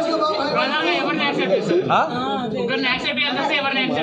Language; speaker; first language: Telugu; native; Telugu